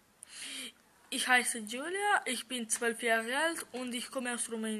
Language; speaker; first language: German; early bilingual, other home language; Romanian